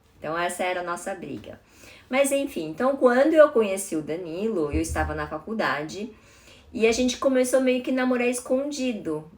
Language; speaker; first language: Portuguese; early bilingual, other home language; Chinese